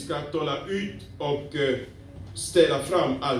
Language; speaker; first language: Swedish; non-native, fluent; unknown